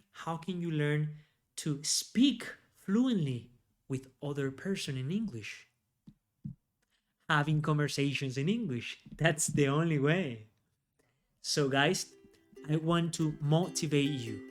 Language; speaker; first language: English; non-native, fluent; Spanish